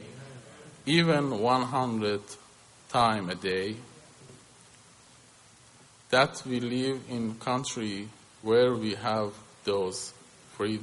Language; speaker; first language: English; non-native, learner; Persian